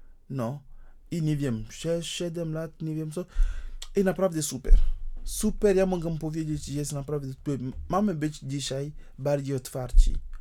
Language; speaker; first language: Polish; non-native, fluent; Ewe